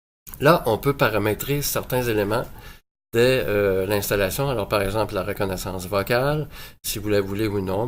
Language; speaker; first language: French; native; French